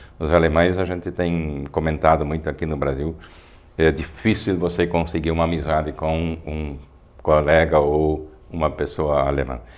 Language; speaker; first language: Portuguese; non-native, local second language; German